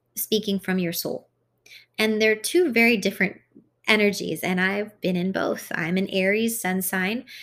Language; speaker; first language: English; early bilingual, other home language; Hungarian